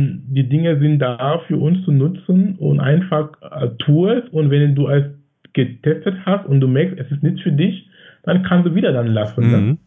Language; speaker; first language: German; non-native, fluent; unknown